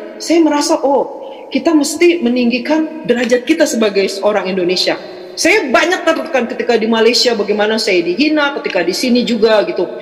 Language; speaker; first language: Indonesian; native; Indonesian